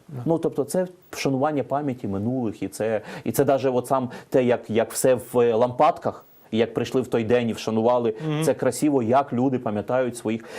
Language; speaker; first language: Ukrainian; native; Ukrainian